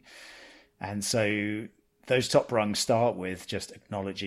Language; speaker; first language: English; native; English